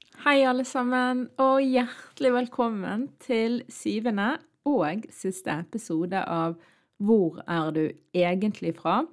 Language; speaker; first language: Norwegian; early bilingual, other home language; Arabic